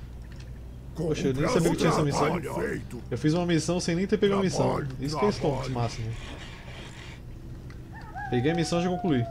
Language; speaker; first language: Portuguese; native; Portuguese